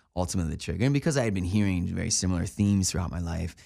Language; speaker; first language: English; native; English